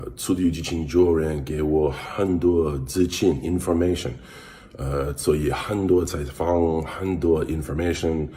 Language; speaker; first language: Chinese; non-native, learner; English